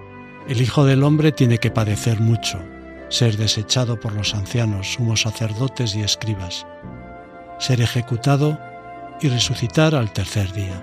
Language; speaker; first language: Spanish; native; Spanish